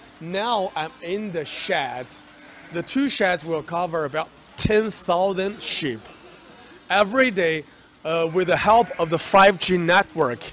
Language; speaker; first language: English; non-native, fluent; Chinese